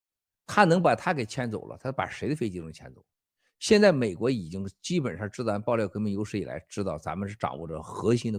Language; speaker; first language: Chinese; native; Chinese